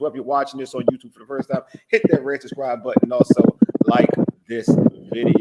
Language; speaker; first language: English; native; English